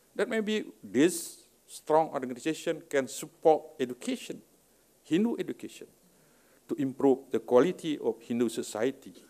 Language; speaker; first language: English; non-native, fluent; Indonesian